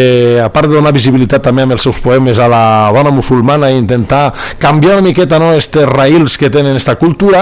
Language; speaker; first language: Catalan; native; Catalan